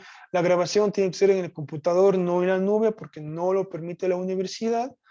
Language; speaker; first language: Spanish; native; Spanish